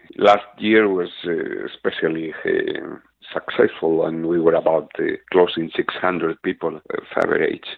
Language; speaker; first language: English; non-native, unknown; Spanish